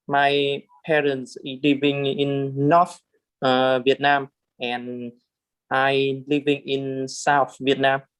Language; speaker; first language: English; non-native, learner; Vietnamese